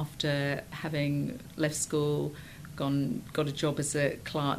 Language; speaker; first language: English; native; English